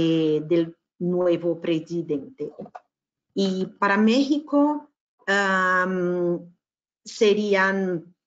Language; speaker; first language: Spanish; non-native, fluent; Portuguese